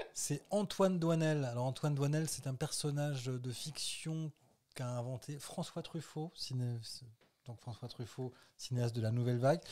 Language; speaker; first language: French; native; French